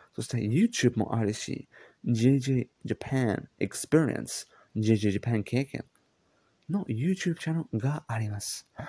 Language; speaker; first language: Japanese; non-native, learner; English